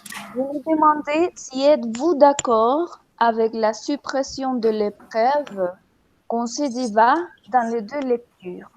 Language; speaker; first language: French; non-native, fluent; Spanish